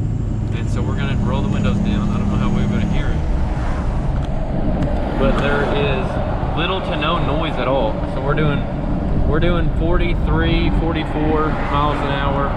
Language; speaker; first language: English; native; English